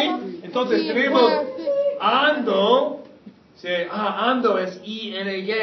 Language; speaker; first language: Spanish; non-native, fluent; English